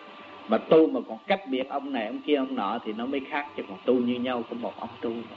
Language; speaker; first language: Vietnamese; native; Vietnamese